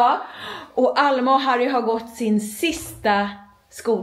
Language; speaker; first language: Swedish; native; Swedish